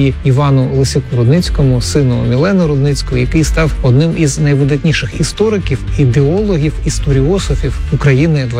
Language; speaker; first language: Ukrainian; native; Ukrainian